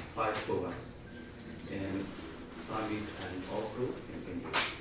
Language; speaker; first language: English; non-native, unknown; Burmese